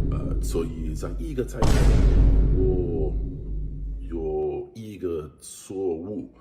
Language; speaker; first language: Chinese; non-native, learner; English